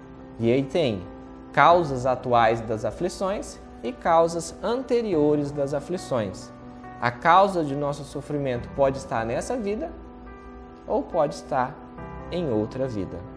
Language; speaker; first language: Portuguese; native; Portuguese